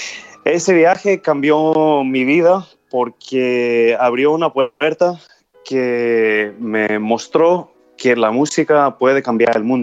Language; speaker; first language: Spanish; non-native, fluent; Greek